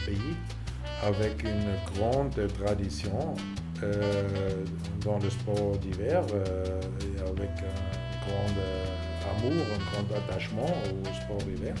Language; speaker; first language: French; non-native, fluent; German